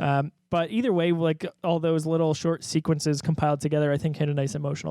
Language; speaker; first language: English; native; English